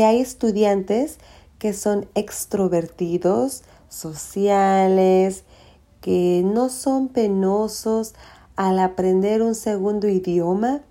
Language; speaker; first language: Spanish; early bilingual, heritage; Spanish